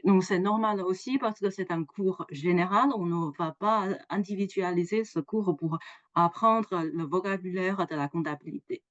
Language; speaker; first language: French; non-native, fluent; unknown